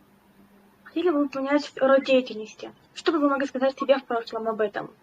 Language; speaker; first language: Russian; native; Russian